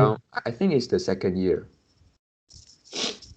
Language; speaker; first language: English; non-native, local second language; Chinese